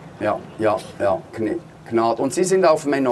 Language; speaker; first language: German; native; German